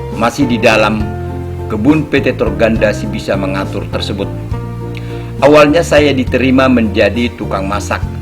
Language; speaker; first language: Indonesian; non-native, local second language; Batak Toba